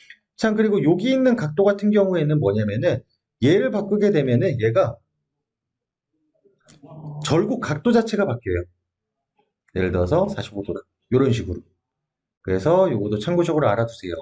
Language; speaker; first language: Korean; native; Korean